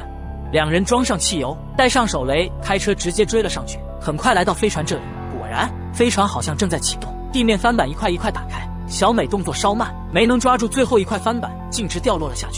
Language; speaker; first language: Chinese; native; Chinese